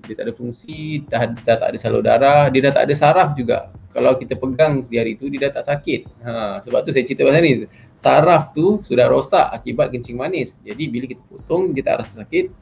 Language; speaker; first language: Malay; native; Malay